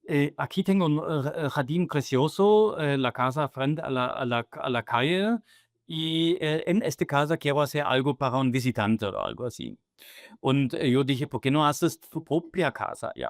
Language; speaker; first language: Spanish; non-native, fluent; German